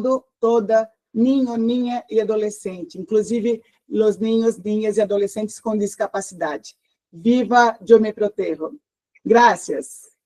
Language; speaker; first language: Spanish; non-native, learner; Portuguese